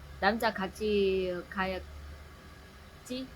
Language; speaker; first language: Korean; non-native, learner; Vietnamese